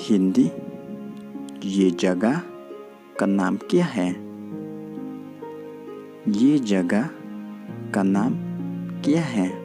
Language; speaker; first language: Hindi; non-native, local second language; Khasi